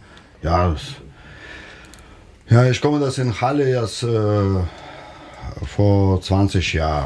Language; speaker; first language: German; non-native, learner; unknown